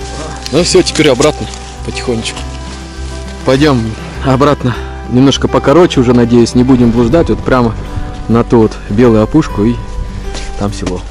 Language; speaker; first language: Russian; native; Russian